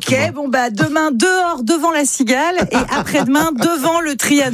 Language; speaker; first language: French; native; French